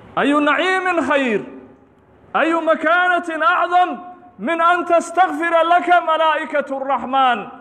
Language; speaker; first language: Arabic; non-native, local second language; Somali